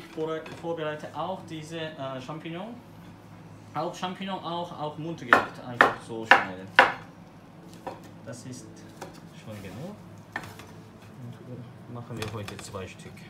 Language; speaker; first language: German; non-native, learner; Korean